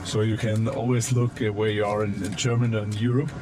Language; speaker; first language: English; non-native, fluent; German